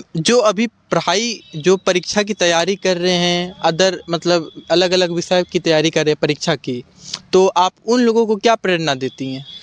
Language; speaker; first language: Hindi; native; Hindi